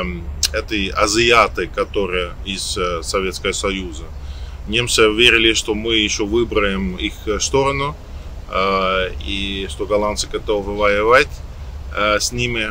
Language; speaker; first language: Russian; non-native, learner; Dutch